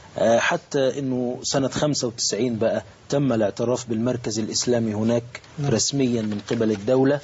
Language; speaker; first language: Arabic; native; Arabic